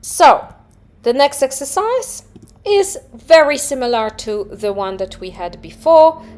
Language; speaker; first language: English; non-native, fluent; Polish